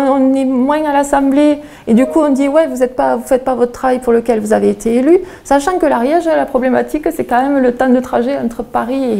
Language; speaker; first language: French; native; French